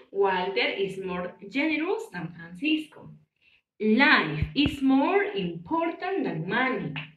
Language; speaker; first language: English; non-native, learner; Spanish